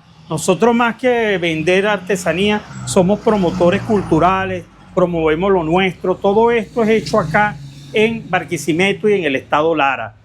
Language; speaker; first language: Spanish; native; Spanish